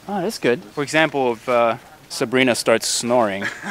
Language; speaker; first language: English; non-native, fluent; German